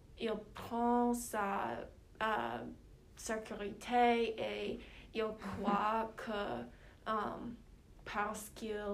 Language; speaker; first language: French; non-native, learner; English